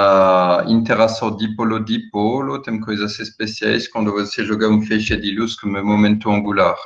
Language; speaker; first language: Portuguese; non-native, fluent; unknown